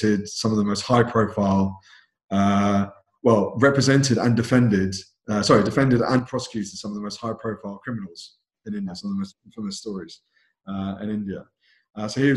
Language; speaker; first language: English; native; English